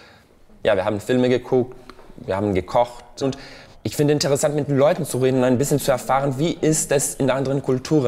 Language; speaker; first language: German; non-native, fluent; Portuguese